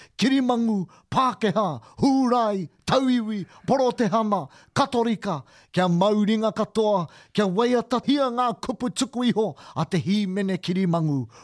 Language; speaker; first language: Māori; non-native, local second language; English